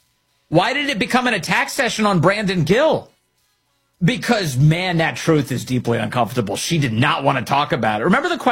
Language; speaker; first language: English; native; English